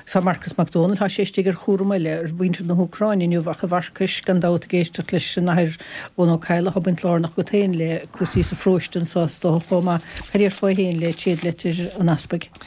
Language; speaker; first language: Irish; native; Irish